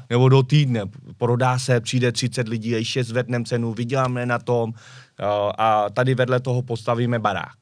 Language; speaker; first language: Czech; early bilingual, other home language; Vietnamese